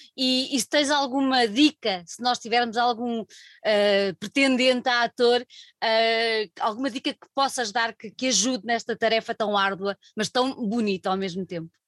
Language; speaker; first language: Portuguese; native; Portuguese